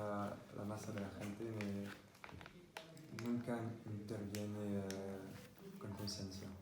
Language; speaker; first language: Spanish; non-native, learner; French